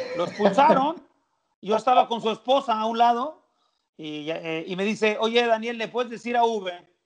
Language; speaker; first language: Spanish; native; Spanish